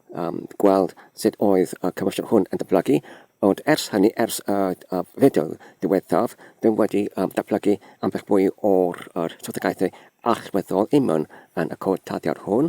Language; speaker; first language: Welsh; non-native, learner; English